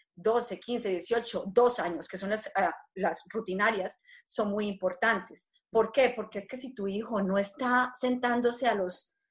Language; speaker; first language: Spanish; native; Spanish